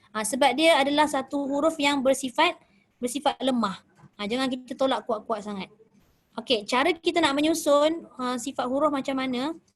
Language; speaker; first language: Malay; native; Malay